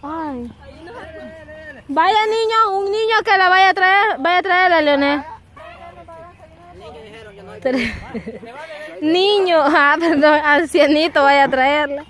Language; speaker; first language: Spanish; native; Spanish